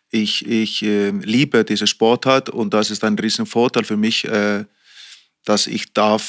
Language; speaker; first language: German; non-native, fluent; Icelandic